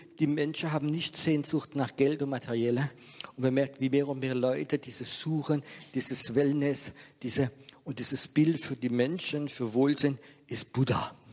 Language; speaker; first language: German; non-native, fluent; French